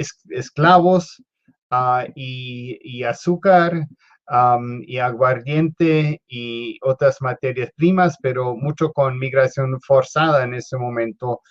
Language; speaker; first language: Spanish; non-native, fluent; English